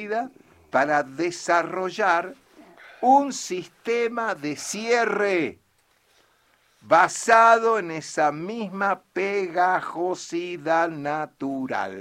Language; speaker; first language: Spanish; native; Spanish